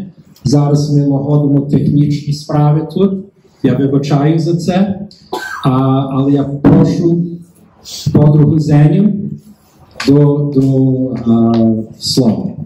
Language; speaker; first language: Ukrainian; early bilingual, heritage; Ukrainian